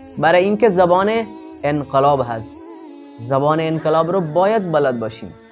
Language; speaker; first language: Persian; non-native, fluent; Urdu